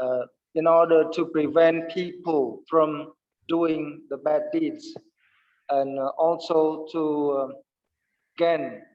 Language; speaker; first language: English; non-native, fluent; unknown